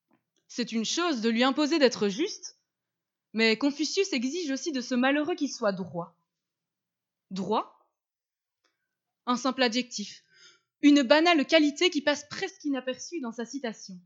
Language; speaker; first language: French; native; French